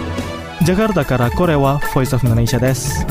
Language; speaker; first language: Japanese; non-native, fluent; Indonesian